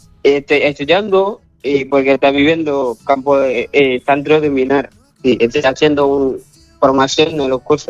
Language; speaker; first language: Spanish; non-native, learner; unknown